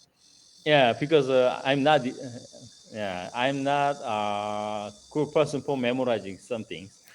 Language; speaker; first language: English; non-native, learner; Korean